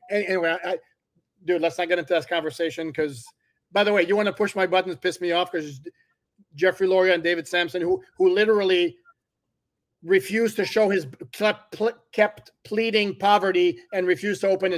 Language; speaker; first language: English; non-native, fluent; French